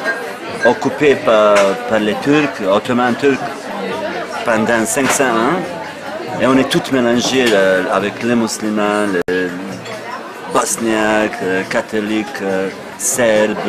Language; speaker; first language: French; non-native, fluent; Bosnian